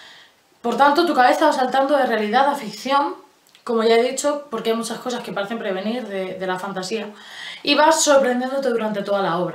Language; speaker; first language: Spanish; native; Spanish